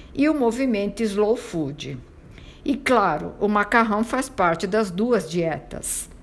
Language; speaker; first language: Portuguese; non-native, fluent; Italian